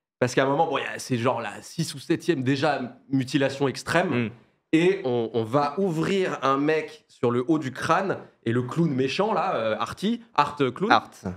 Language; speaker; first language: French; native; French